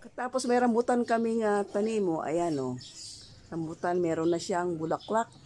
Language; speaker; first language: Filipino; non-native, local second language; Cebuano